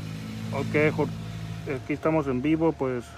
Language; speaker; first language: Spanish; native; Spanish